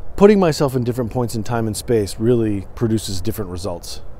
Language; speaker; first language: English; native; English